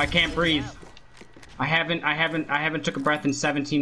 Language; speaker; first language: English; native; English